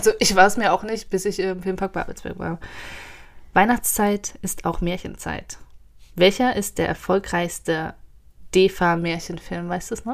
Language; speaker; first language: German; native; German